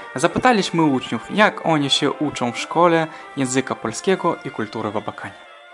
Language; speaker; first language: Polish; non-native, fluent; Russian